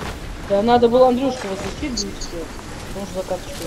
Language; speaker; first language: Russian; native; Russian